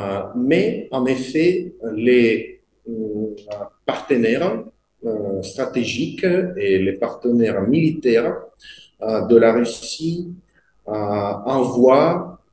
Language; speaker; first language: French; non-native, fluent; Russian